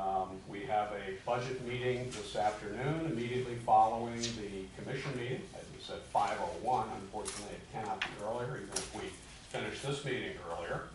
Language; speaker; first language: English; native; English